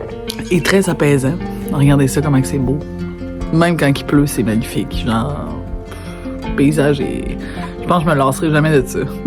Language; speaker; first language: French; native; French